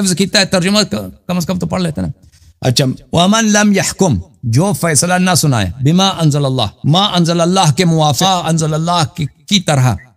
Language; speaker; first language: Urdu; non-native, local second language; Punjabi